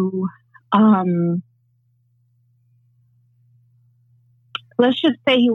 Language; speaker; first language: English; native; English